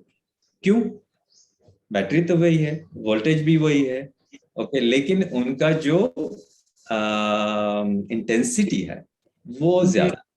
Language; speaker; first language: Hindi; native; Hindi